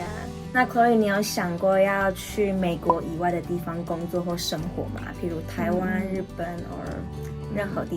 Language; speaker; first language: Chinese; native; Chinese